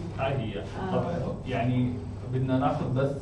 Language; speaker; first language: Arabic; native; Arabic